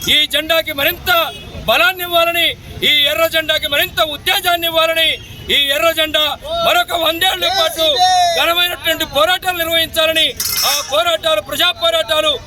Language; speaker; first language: Telugu; native; Telugu